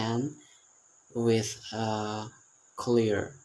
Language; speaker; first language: English; non-native, learner; Indonesian